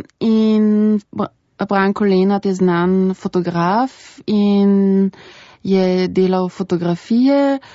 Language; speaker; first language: Slovenian; early bilingual, heritage; German